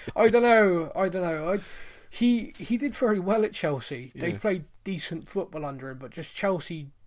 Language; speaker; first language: English; native; English